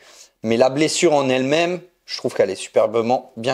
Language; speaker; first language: French; native; French